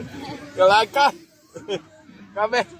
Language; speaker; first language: Chinese; native; Chinese